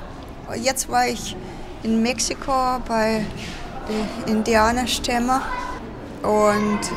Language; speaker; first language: German; non-native, fluent; Russian